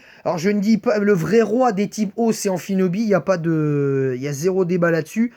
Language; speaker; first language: French; native; French